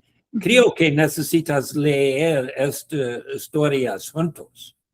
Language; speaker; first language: Spanish; non-native, learner; English